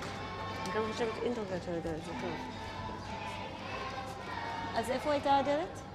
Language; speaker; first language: Hebrew; native; Hebrew